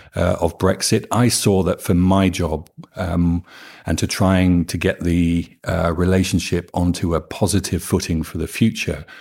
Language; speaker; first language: English; native; English